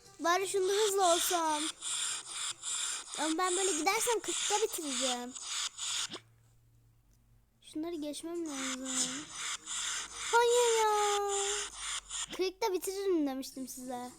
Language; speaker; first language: Turkish; native; Turkish